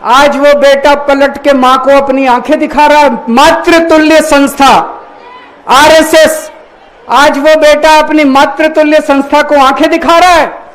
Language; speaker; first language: Hindi; native; Hindi